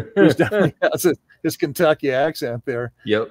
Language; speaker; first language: English; native; English